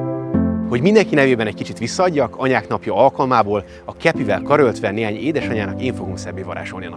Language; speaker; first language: Hungarian; native; Hungarian